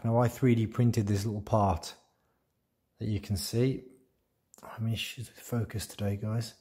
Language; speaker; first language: English; native; English